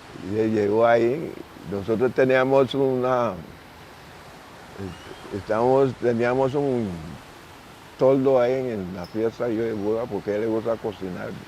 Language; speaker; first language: Spanish; non-native, local second language; English